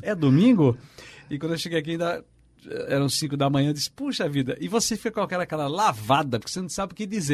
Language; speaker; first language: Portuguese; native; Portuguese